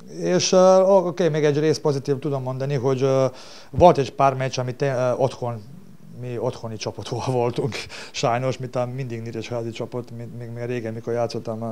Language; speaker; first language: Hungarian; non-native, learner; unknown